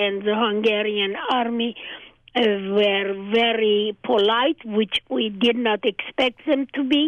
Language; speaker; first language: English; non-native, fluent; Hungarian